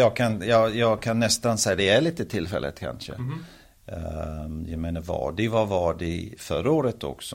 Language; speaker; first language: Swedish; early bilingual, heritage; Swedish